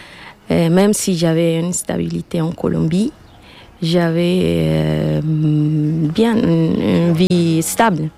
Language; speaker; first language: French; non-native, learner; Spanish